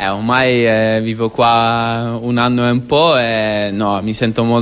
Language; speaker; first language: Italian; non-native, fluent; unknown